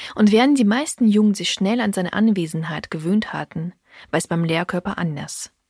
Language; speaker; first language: German; early bilingual, other home language; Russian